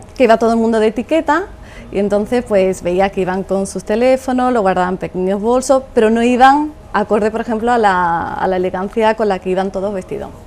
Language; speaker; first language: Spanish; native; Spanish